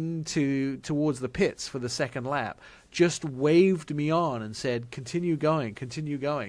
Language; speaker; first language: English; native; English